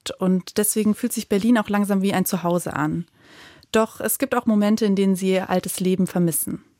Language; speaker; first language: German; native; German